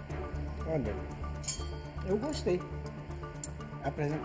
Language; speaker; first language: Portuguese; non-native, fluent; Japanese